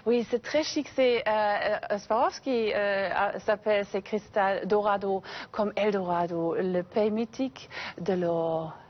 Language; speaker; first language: French; non-native, fluent; English